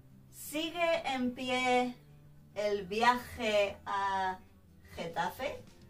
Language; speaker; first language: Spanish; native; Spanish